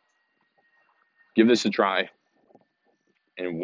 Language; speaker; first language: English; native; English